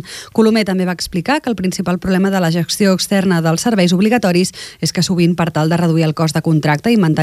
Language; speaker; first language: Catalan; native; Catalan